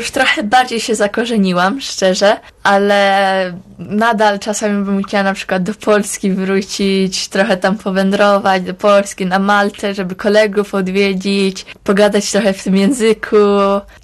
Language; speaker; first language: Polish; early bilingual, heritage; Polish